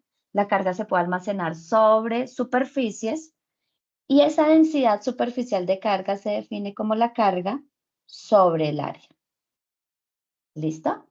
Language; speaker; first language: Spanish; native; Spanish